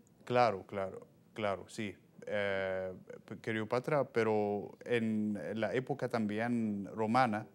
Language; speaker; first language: Spanish; non-native, fluent; Arabic